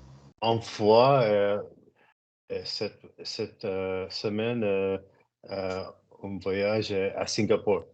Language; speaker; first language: French; non-native, learner; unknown